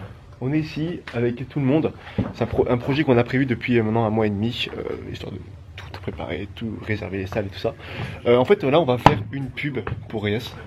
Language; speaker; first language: French; native; French